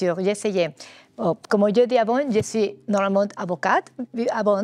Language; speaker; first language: French; non-native, learner; Spanish